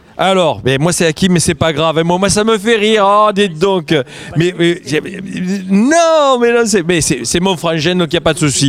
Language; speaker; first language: French; native; French